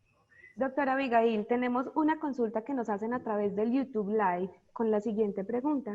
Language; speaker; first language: Spanish; native; Spanish